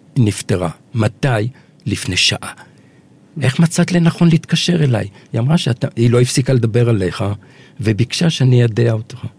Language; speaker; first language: Hebrew; early bilingual, other home language; Arabic